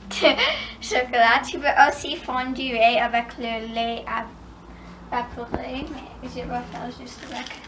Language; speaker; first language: French; non-native, learner; English